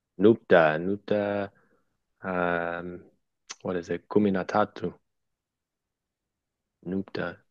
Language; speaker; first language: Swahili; non-native, learner; English